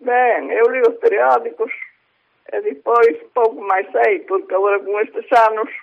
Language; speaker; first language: Galician; native; Galician